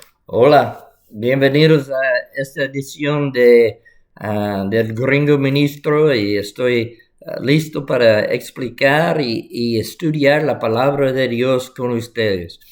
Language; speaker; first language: Spanish; non-native, fluent; English